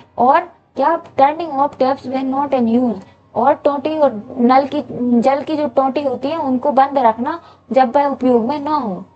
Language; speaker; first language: Hindi; native; Hindi